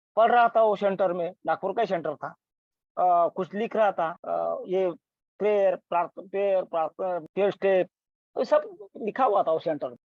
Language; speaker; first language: Hindi; non-native, local second language; Marathi